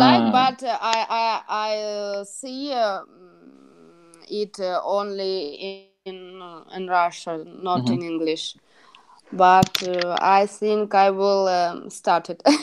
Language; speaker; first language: English; non-native, learner; Russian